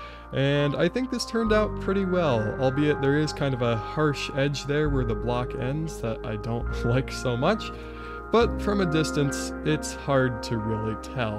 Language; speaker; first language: English; native; English